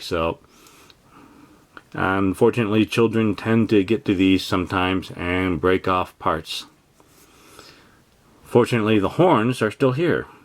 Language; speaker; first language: English; native; English